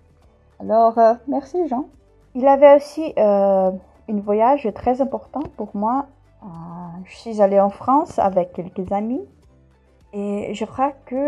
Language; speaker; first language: French; non-native, fluent; Portuguese